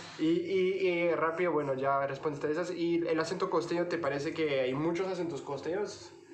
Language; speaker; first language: Spanish; non-native, fluent; French